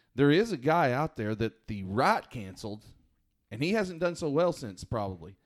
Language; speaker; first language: English; native; English